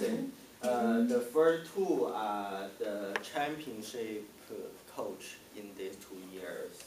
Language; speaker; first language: English; non-native, learner; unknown